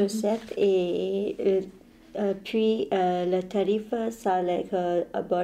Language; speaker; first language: French; non-native, learner; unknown